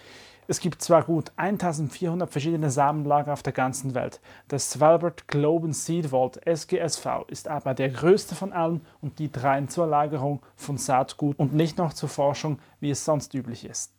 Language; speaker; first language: German; native; German